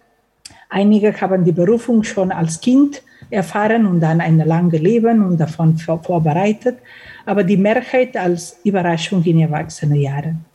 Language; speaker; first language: German; non-native, fluent; Catalan